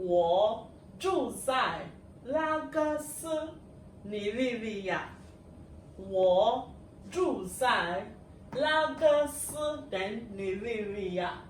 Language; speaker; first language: Chinese; non-native, fluent; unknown